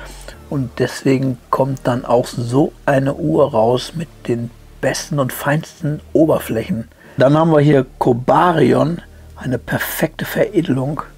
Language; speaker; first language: German; native; German